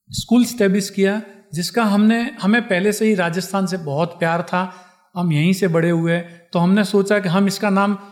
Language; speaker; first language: Hindi; non-native, local second language; Marwari